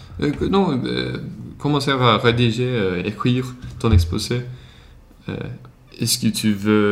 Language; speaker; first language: French; non-native, learner; Swedish